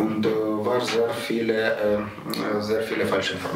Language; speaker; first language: German; non-native, learner; Ukrainian